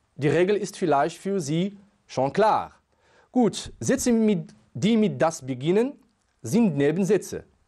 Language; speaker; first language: German; non-native, fluent; Arabic